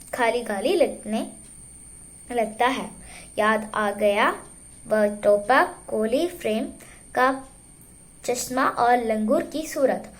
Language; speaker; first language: Hindi; non-native, local second language; Malayalam